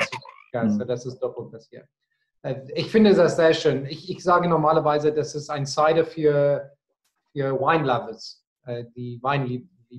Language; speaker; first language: German; non-native, fluent; Afrikaans